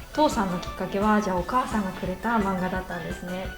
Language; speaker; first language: Japanese; native; Japanese